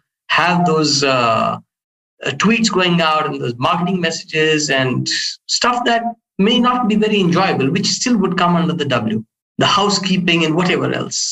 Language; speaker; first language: English; non-native, local second language; Hindi